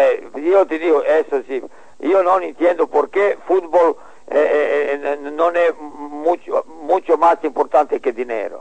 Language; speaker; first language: Spanish; non-native, learner; Serbian